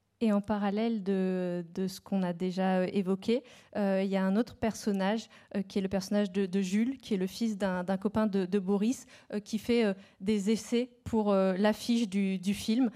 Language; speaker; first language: French; native; French